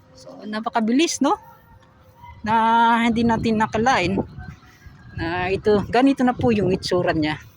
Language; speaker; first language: Filipino; native; Filipino